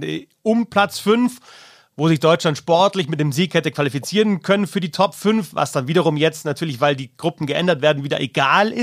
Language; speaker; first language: German; native; German